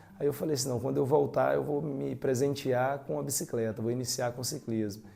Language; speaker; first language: Portuguese; native; Portuguese